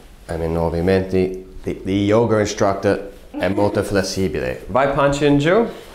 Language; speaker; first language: Italian; non-native, fluent; English